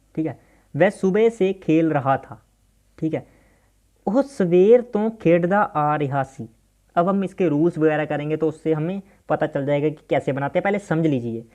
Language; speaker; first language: Hindi; non-native, local second language; Punjabi